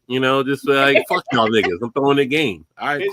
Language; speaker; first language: English; native; English